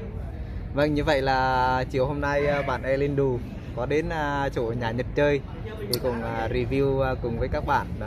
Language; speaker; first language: Vietnamese; native; Vietnamese